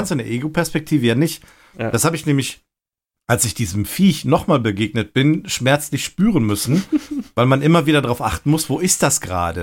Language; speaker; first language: German; native; German